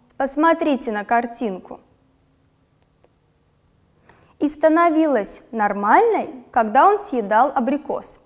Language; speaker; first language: Russian; non-native, local second language; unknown